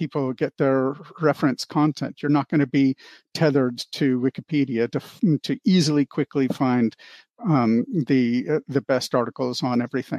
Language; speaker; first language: English; native; English